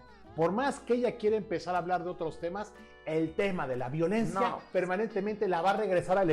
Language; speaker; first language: Spanish; native; Spanish